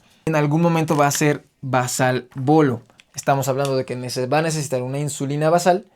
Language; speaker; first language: Spanish; native; Spanish